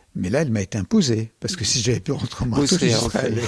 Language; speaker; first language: French; native; French